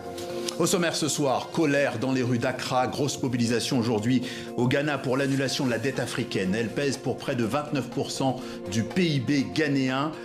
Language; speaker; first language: French; native; French